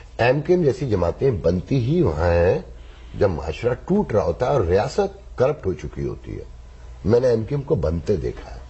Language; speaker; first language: Urdu; native; Urdu